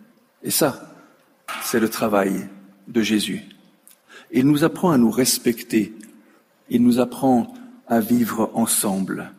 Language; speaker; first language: French; native; French